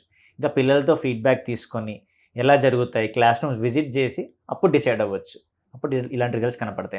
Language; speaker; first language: Telugu; native; Telugu